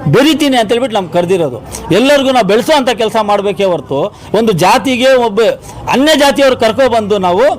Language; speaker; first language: Kannada; non-native, local second language; Urdu